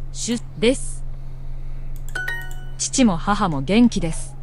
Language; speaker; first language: Japanese; non-native, learner; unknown